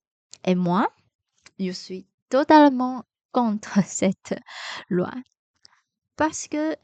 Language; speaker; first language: French; non-native, fluent; Chinese